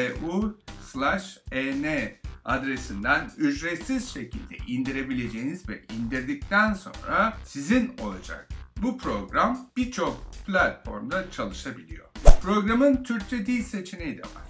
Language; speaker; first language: Turkish; native; Turkish